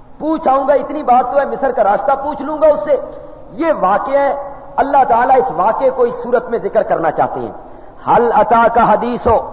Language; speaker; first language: Urdu; non-native, local second language; Punjabi